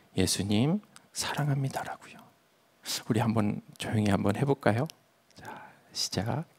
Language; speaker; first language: Korean; native; Korean